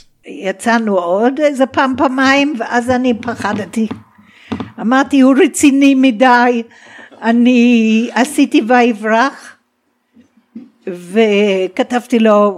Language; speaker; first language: Hebrew; non-native, fluent; English